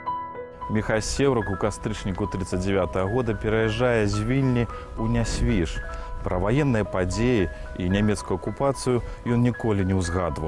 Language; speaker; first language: Belarusian; native; Belarusian